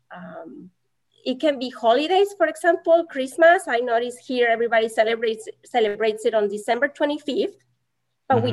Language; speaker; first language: English; non-native, fluent; Spanish